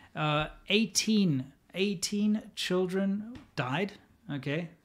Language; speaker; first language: English; native; English